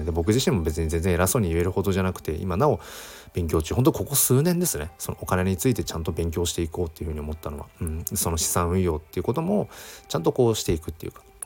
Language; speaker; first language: Japanese; native; Japanese